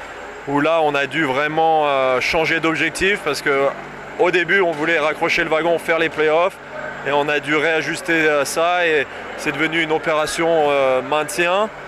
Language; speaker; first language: French; native; French